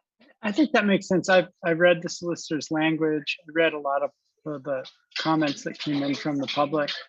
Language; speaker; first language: English; native; English